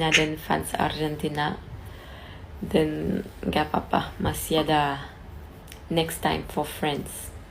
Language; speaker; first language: Indonesian; non-native, fluent; French